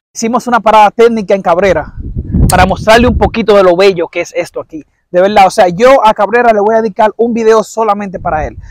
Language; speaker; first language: Spanish; native; Spanish